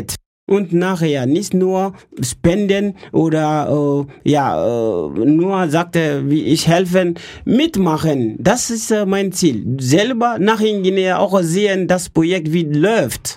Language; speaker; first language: German; non-native, learner; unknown